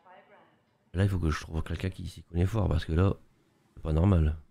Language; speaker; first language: French; native; French